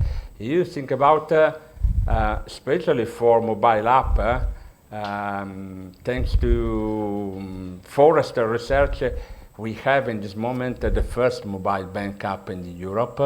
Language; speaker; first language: English; non-native, learner; Italian